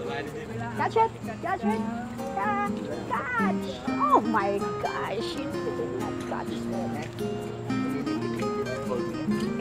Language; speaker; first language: English; non-native, local second language; Filipino